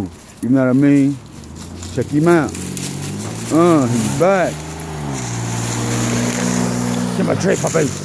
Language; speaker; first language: English; native; English